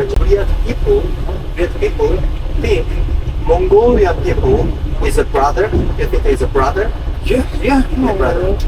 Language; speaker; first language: English; non-native, learner; Korean